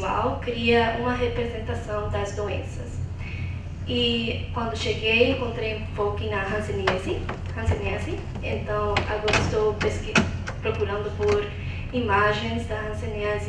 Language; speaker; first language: Portuguese; non-native, fluent; English